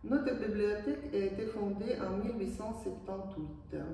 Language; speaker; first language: French; non-native, fluent; Ukrainian